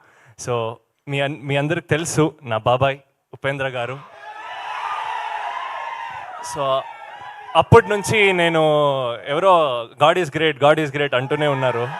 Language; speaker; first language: Telugu; non-native, learner; Kannada